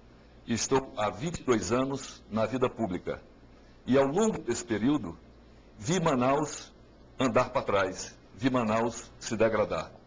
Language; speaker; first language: Portuguese; native; Portuguese